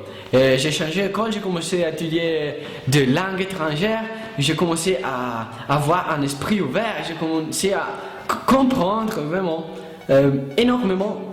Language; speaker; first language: French; non-native, learner; Italian